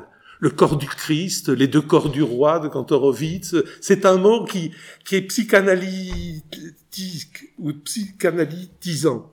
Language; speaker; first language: French; native; French